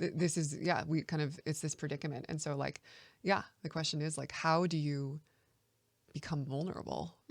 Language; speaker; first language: English; native; English